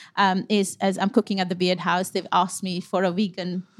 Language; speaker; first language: English; non-native, local second language; Punjabi